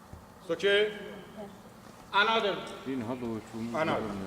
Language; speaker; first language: English; non-native, learner; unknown